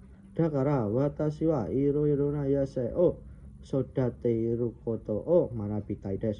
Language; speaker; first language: Japanese; non-native, learner; Indonesian